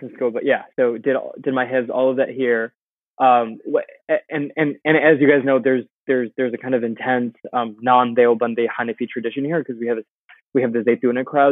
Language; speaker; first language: English; native; English